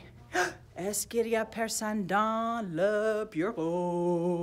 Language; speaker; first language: French; non-native, fluent; English